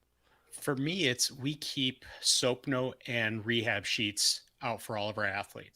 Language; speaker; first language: English; native; English